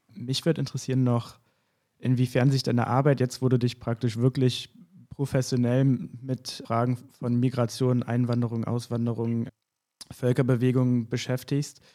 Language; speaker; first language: German; native; German